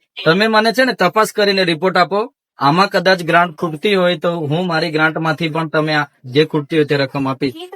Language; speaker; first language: Gujarati; non-native, local second language; Vasavi